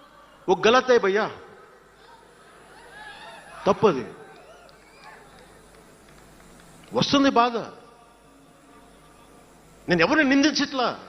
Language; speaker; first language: Telugu; native; Telugu